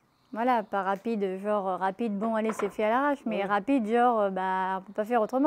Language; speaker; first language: French; native; French